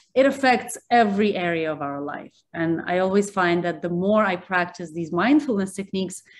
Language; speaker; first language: English; early bilingual, other home language; Russian